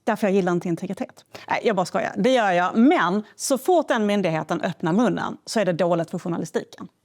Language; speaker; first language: Swedish; native; Swedish